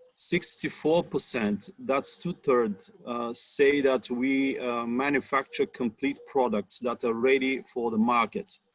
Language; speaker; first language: English; non-native, fluent; Bulgarian